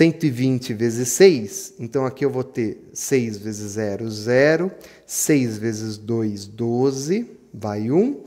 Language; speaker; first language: Portuguese; native; Portuguese